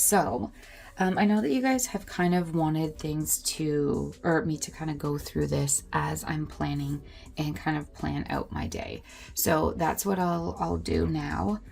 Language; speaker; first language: English; native; English